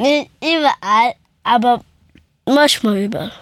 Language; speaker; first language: German; early bilingual, other home language; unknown